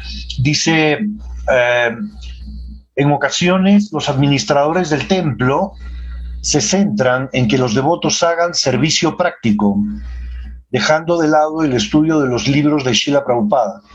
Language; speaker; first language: Spanish; native; Spanish